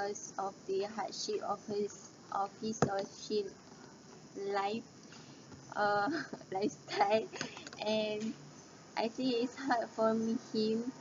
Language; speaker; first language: English; non-native, learner; Malay